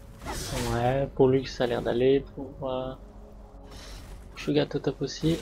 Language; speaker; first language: French; native; French